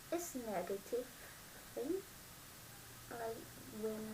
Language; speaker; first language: English; non-native, learner; Vietnamese